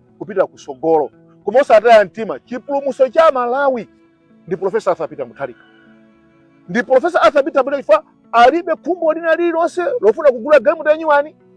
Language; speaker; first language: Nyanja; native; Nyanja